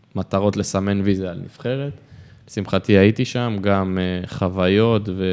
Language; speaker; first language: Hebrew; native; Hebrew